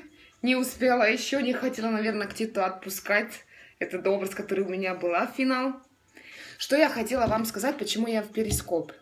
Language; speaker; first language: Russian; non-native, learner; Estonian